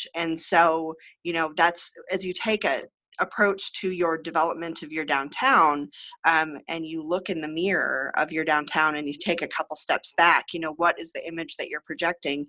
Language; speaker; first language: English; native; English